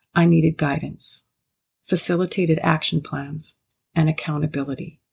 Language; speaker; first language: English; native; English